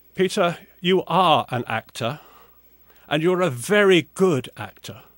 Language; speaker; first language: English; native; English